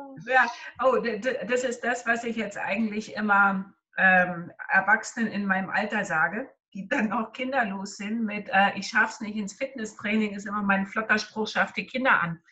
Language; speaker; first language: German; native; German